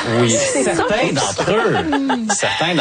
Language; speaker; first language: French; native; French